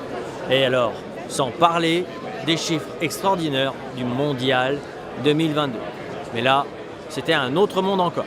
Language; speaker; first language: French; native; French